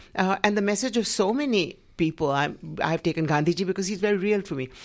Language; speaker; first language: English; non-native, local second language; Gujarati